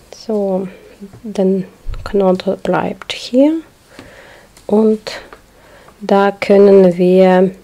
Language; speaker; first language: German; non-native, learner; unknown